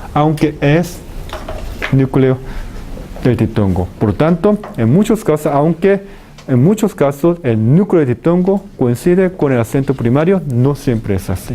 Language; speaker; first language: Spanish; non-native, fluent; Korean